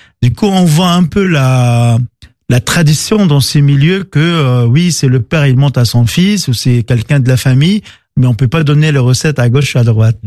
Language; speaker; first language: French; non-native, local second language; Arabic